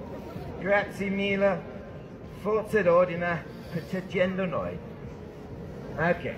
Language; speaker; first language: Italian; non-native, fluent; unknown